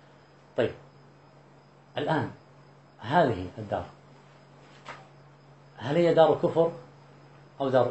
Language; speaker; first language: Arabic; native; Arabic